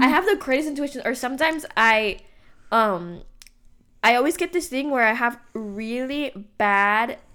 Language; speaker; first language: English; early bilingual, other home language; Spanish